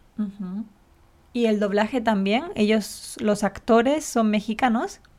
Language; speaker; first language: Spanish; native; Spanish